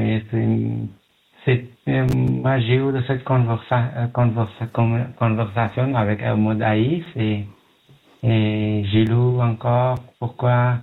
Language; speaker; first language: French; non-native, learner; Pashto